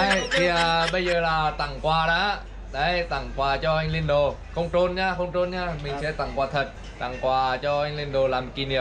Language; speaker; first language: Vietnamese; native; Vietnamese